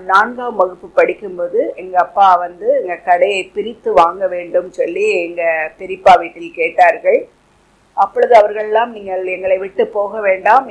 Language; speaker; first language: Tamil; native; Tamil